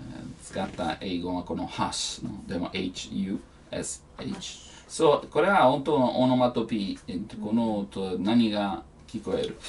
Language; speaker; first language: Japanese; non-native, learner; Italian